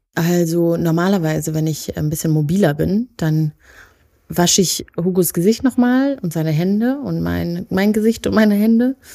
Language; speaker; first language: German; early bilingual, other home language; Kinyarwanda